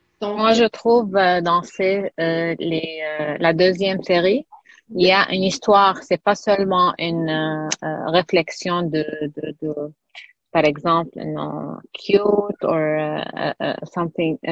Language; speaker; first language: French; non-native, learner; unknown